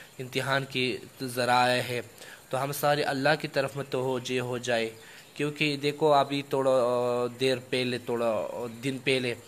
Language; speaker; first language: Urdu; non-native, local second language; Pashto